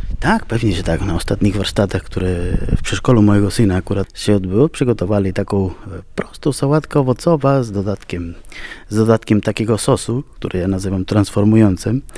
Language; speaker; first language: Polish; non-native, fluent; Spanish